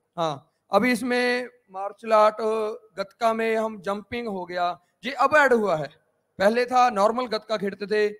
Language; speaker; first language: Hindi; non-native, local second language; Punjabi